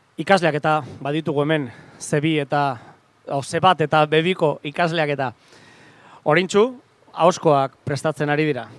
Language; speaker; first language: Basque; native; Basque